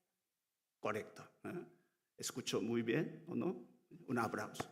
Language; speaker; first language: Spanish; non-native, learner; Korean